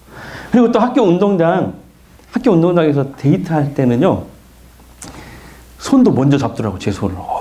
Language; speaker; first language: Korean; native; Korean